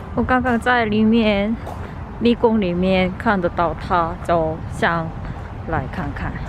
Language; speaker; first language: Chinese; non-native, fluent; Korean